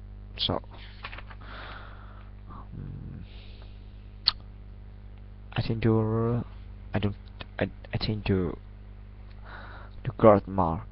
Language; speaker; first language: English; non-native, learner; Vietnamese